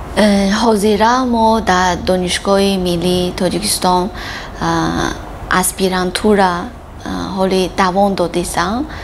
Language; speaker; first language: Tajik; non-native, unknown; Chinese